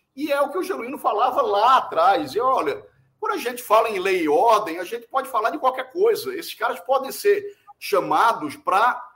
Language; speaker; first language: Portuguese; native; Portuguese